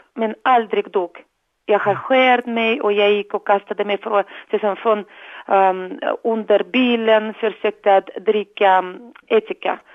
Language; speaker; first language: Swedish; non-native, fluent; Russian